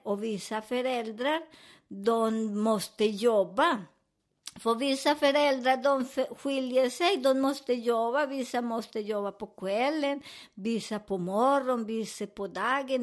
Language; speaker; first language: Swedish; non-native, fluent; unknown